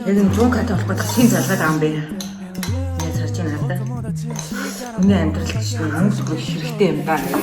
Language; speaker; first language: Mongolian; native; Mongolian